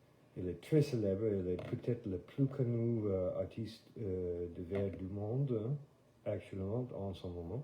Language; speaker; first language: French; non-native, fluent; English